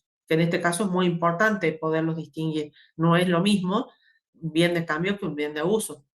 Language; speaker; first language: Spanish; native; Spanish